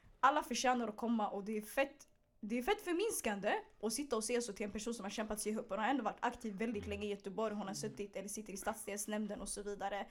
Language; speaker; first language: Swedish; early bilingual, other home language; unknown